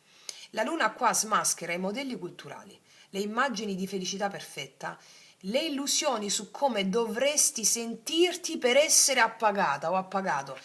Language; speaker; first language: Italian; native; Italian